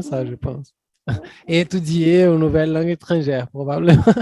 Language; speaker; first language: French; non-native, fluent; Portuguese